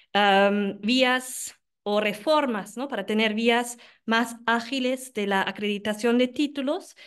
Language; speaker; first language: Spanish; non-native, fluent; German